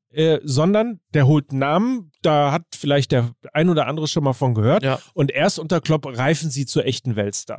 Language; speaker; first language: German; native; German